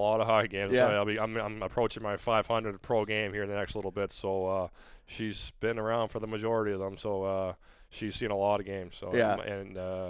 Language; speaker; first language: English; native; English